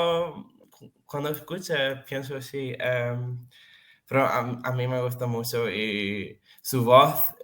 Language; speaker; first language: Spanish; non-native, fluent; Serbian